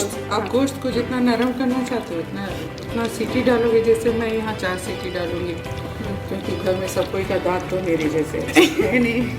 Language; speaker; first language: Hindi; non-native, local second language; Bangla